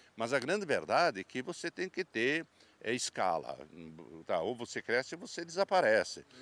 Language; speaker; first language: Portuguese; native; Portuguese